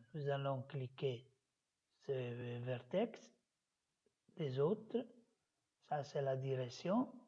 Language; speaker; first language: French; non-native, fluent; Italian